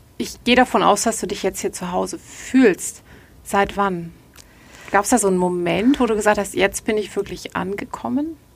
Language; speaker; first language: German; native; German